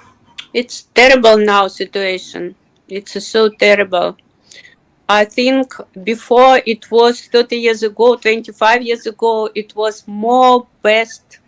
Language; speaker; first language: English; non-native, learner; Russian